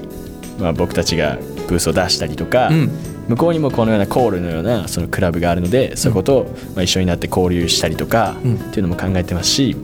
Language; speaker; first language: Japanese; native; Japanese